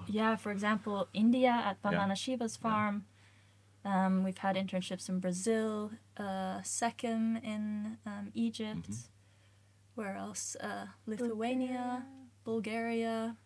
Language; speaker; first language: English; native; English